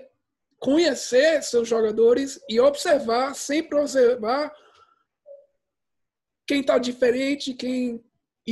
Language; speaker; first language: Portuguese; early bilingual, heritage; Portuguese